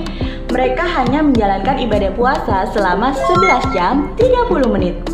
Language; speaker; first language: Indonesian; native; Indonesian